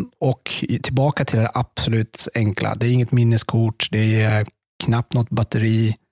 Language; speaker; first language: Swedish; early bilingual, other home language; Persian